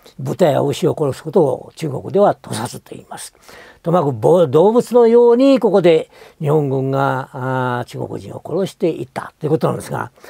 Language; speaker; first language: Japanese; native; Japanese